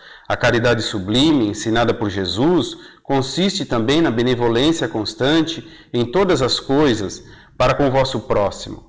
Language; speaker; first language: Portuguese; native; Portuguese